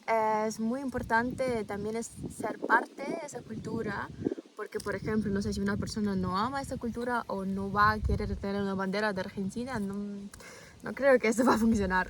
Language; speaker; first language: Spanish; non-native, fluent; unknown